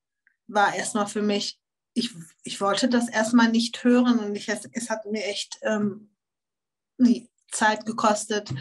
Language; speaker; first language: German; early bilingual, other home language; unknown